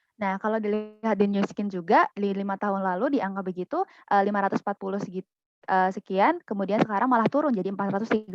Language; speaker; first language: Indonesian; native; Indonesian